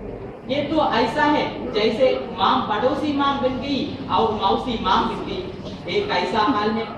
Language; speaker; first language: Hindi; non-native, local second language; Malayalam